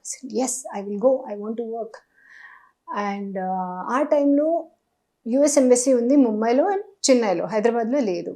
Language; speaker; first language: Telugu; non-native, local second language; Hindi